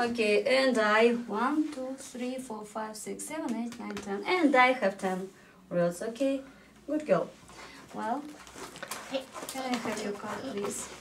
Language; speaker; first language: English; non-native, fluent; Russian